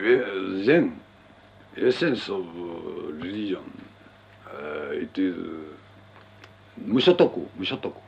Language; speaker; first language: English; non-native, learner; Japanese